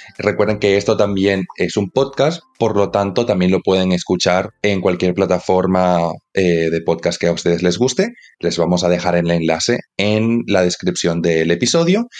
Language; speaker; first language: Spanish; native; Spanish